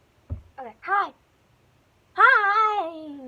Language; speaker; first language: English; native; English